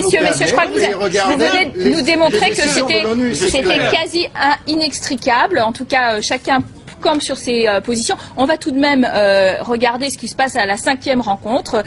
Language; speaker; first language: French; native; French